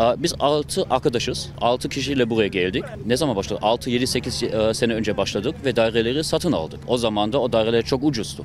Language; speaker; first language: Turkish; non-native, learner; German